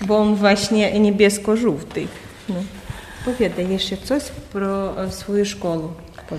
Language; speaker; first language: Polish; non-native, learner; Ukrainian